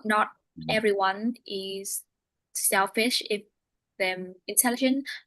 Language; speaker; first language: English; non-native, learner; Vietnamese